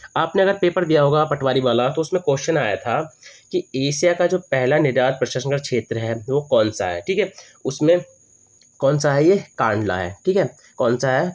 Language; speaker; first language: Hindi; native; Hindi